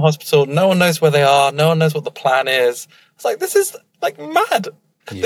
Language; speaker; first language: English; native; English